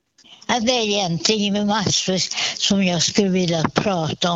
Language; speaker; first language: Swedish; non-native, fluent; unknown